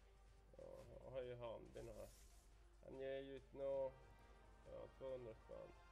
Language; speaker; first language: Swedish; native; Swedish